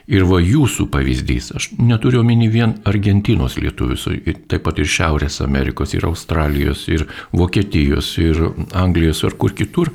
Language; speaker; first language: Lithuanian; native; Lithuanian